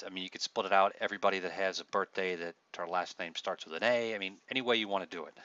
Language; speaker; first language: English; native; English